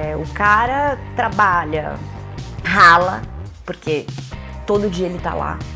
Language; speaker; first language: Portuguese; native; Portuguese